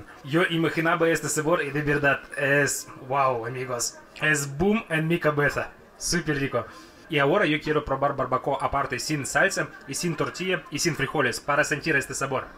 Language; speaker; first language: Spanish; non-native, fluent; Russian